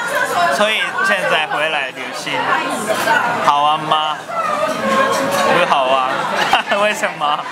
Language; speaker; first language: Chinese; non-native, learner; Japanese